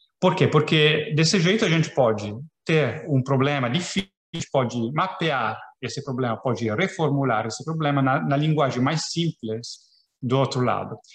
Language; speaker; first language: Portuguese; non-native, fluent; Italian